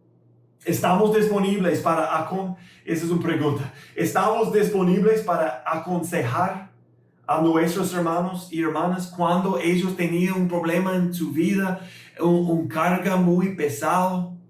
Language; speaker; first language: Spanish; non-native, fluent; English